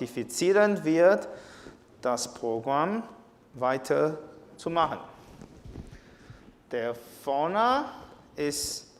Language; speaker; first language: German; non-native, fluent; Chinese